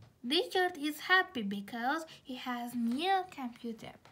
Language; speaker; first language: English; non-native, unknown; Azerbaijani